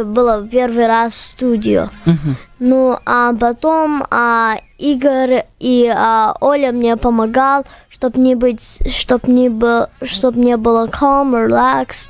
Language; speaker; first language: Russian; early bilingual, heritage; English